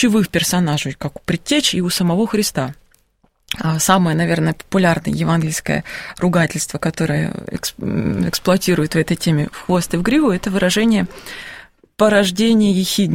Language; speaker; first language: Russian; native; Russian